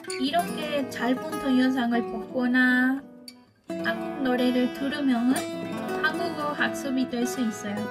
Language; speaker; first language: Korean; non-native, fluent; Spanish